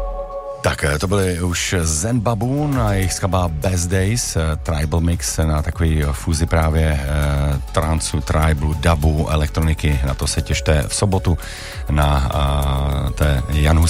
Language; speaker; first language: Czech; native; Czech